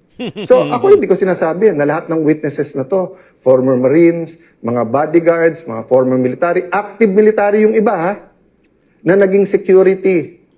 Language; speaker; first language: Filipino; native; Filipino